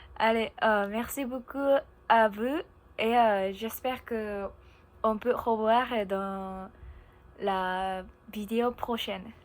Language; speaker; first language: French; non-native, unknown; Japanese